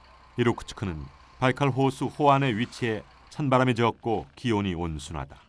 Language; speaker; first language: Korean; native; Korean